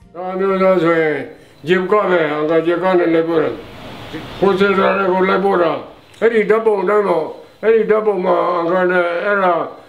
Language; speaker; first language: Burmese; native; Burmese